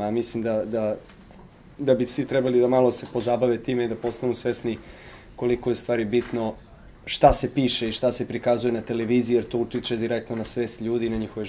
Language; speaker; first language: Serbian; native; Serbian